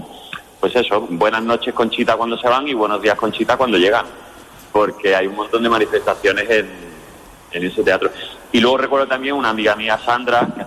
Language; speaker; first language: Spanish; native; Spanish